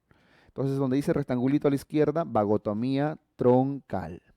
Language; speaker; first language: Spanish; native; Spanish